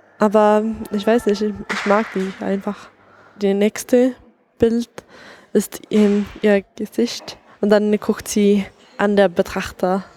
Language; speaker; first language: German; non-native, fluent; Swedish